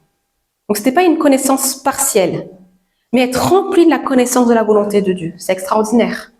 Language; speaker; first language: French; native; French